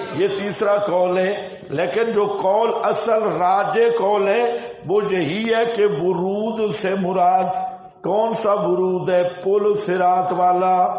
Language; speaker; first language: Urdu; non-native, local second language; Saraiki